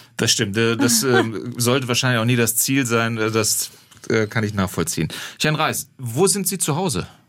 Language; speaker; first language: German; native; German